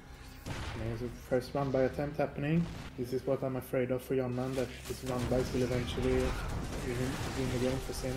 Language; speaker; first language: English; non-native, fluent; Swedish